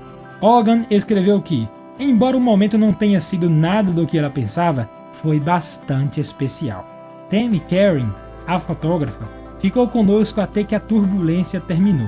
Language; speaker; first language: Portuguese; native; Portuguese